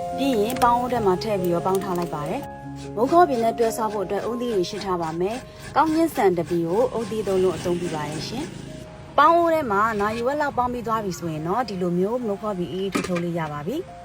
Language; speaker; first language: Burmese; native; Burmese